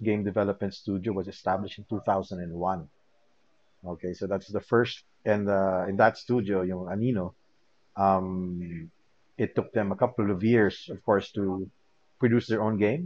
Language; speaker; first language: English; non-native, local second language; Filipino